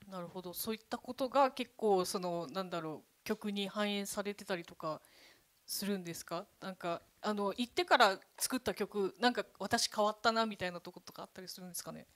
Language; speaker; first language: Japanese; native; Japanese